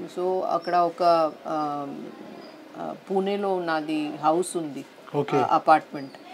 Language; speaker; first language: Telugu; non-native, learner; Hindi